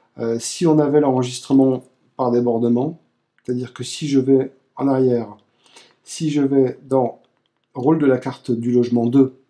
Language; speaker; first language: French; native; French